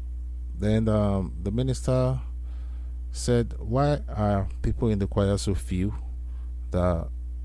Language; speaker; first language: English; non-native, local second language; Yoruba